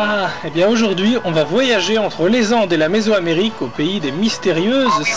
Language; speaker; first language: French; native; French